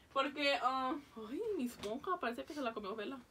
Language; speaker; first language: Spanish; early bilingual, heritage; Spanish